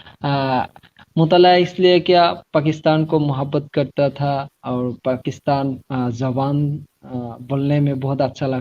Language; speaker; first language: Hindi; non-native, learner; Bangla